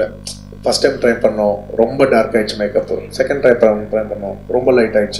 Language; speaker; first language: Tamil; non-native, local second language; Telugu